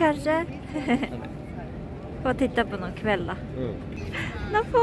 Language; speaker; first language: Swedish; non-native, learner; Japanese